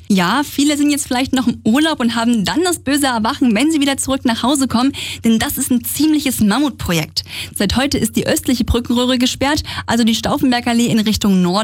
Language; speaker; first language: German; native; German